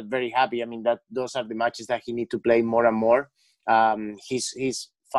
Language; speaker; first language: English; non-native, fluent; Spanish